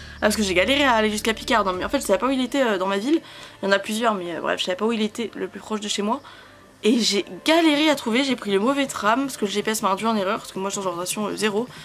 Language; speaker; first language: French; early bilingual, other home language; Spanish